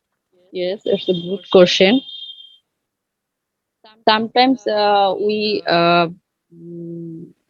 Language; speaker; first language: English; non-native, learner; Bangla